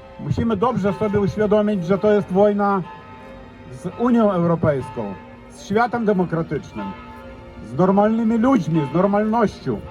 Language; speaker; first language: Polish; non-native, fluent; Ukrainian